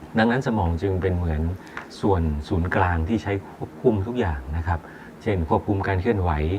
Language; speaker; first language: Thai; native; Thai